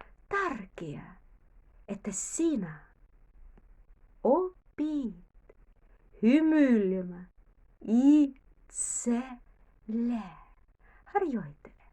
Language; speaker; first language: Finnish; non-native, learner; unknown